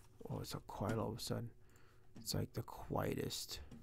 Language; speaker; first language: English; native; English